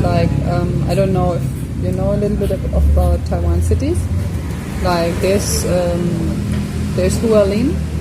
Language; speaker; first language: English; non-native, fluent; German